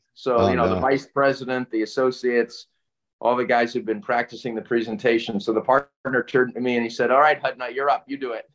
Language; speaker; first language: English; native; English